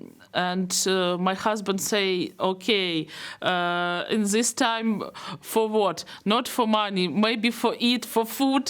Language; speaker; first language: English; non-native, learner; Belarusian